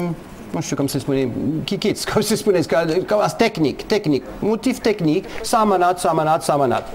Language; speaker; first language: Romanian; non-native, learner; English